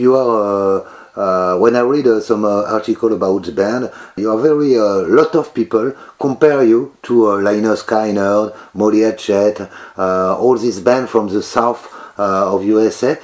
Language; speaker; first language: English; non-native, learner; French